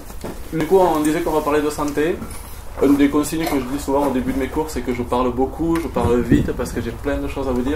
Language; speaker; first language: French; native; French